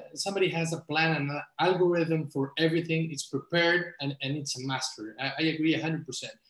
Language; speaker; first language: English; non-native, fluent; Spanish